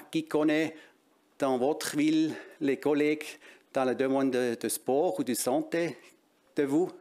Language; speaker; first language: French; non-native, local second language; German